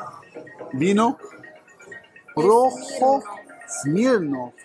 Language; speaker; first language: Spanish; non-native, learner; German